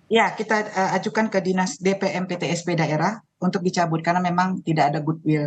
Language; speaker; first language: Indonesian; native; Indonesian